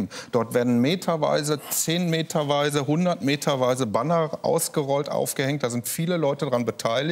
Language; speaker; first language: German; native; German